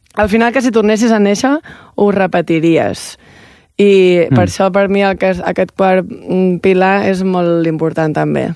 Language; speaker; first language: Catalan; non-native, local second language; Spanish